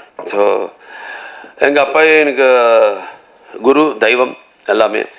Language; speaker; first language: Tamil; non-native, local second language; Telugu